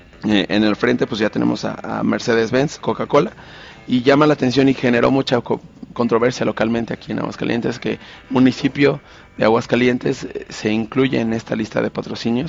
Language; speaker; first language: Spanish; native; Spanish